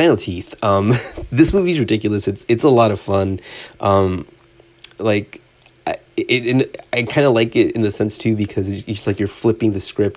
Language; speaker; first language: English; native; English